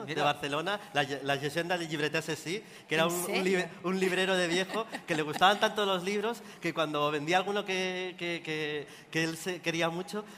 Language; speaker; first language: Spanish; native; Spanish